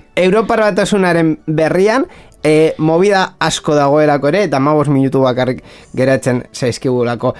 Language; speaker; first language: Basque; non-native, local second language; Spanish